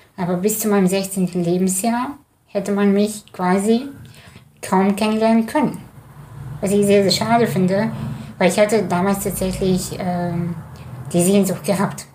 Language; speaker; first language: German; early bilingual, other home language; Russian